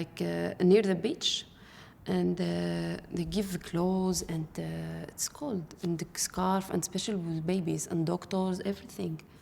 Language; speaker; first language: English; non-native, learner; Arabic